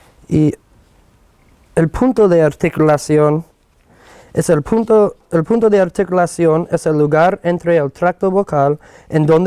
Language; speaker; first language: Spanish; non-native, fluent; English